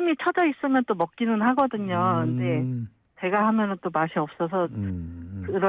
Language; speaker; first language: Korean; native; Korean